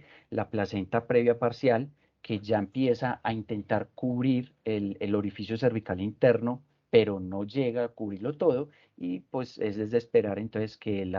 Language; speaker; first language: Spanish; native; Spanish